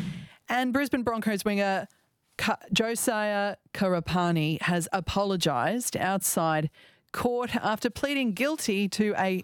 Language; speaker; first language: English; native; English